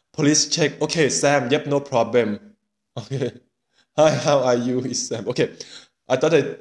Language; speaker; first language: English; non-native, learner; Thai